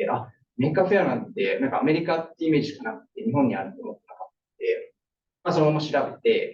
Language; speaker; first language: Japanese; native; Japanese